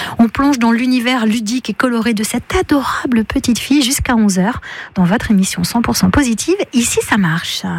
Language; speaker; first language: French; native; French